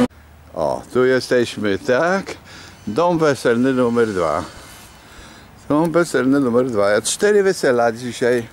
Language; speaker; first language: Polish; native; Polish